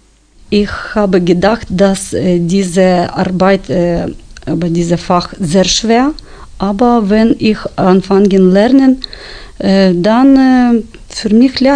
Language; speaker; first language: German; non-native, learner; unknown